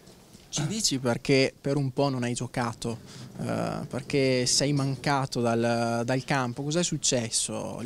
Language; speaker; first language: Italian; native; Italian